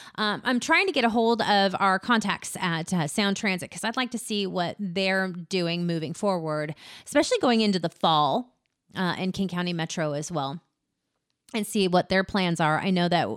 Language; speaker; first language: English; native; English